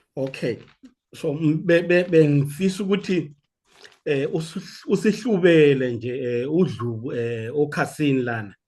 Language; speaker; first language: Zulu; native; Zulu